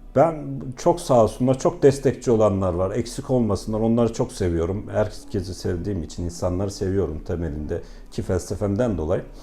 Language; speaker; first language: Turkish; native; Turkish